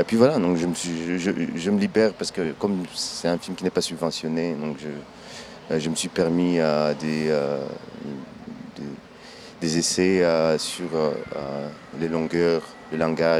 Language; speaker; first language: French; non-native, local second language; Kinyarwanda